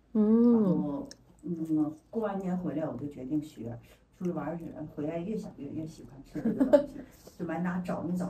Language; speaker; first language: Chinese; native; Chinese